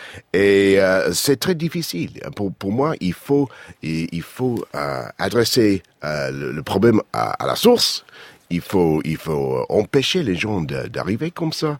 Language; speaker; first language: French; non-native, fluent; English